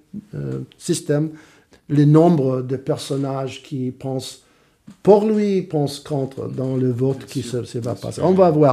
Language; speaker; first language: French; non-native, fluent; English